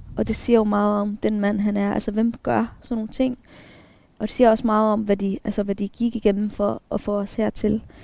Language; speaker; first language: Danish; early bilingual, other home language; Arabic